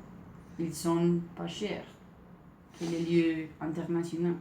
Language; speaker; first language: French; non-native, learner; Spanish